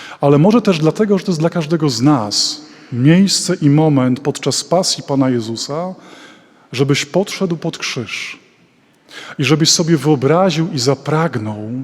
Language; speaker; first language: Polish; native; Polish